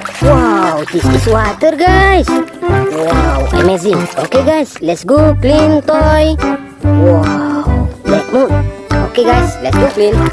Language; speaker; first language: English; non-native, learner; Indonesian